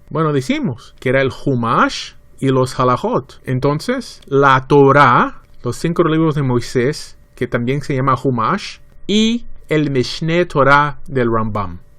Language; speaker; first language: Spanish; early bilingual, heritage; Spanish